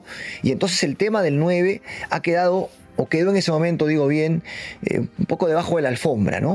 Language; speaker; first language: Spanish; native; Spanish